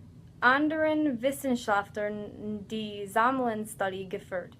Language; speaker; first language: German; non-native, learner; English